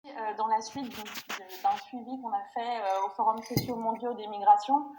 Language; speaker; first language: French; native; French